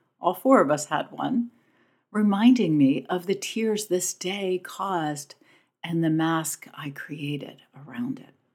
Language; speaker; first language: English; native; English